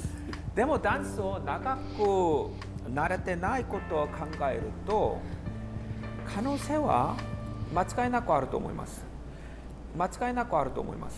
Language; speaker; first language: Japanese; non-native, fluent; Korean